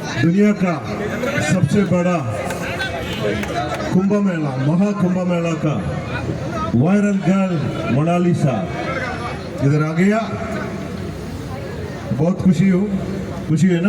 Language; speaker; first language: Hindi; non-native, local second language; Malayalam